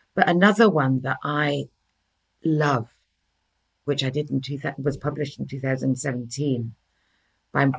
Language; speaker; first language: English; early bilingual, other home language; Norwegian